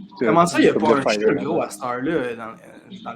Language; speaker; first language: French; native; French